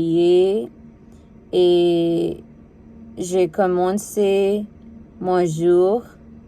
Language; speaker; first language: French; non-native, learner; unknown